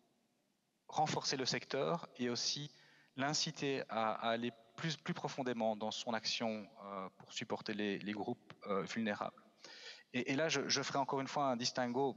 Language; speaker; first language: French; native; French